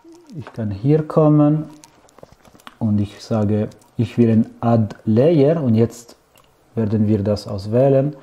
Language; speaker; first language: German; non-native, fluent; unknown